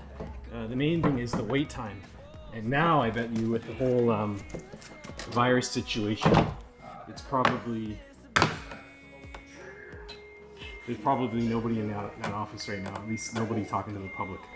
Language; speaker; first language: English; native; English